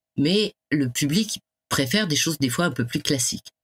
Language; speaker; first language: French; native; French